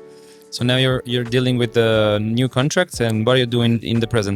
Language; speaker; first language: English; non-native, fluent; Romanian